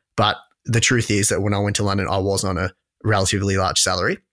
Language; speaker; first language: English; native; English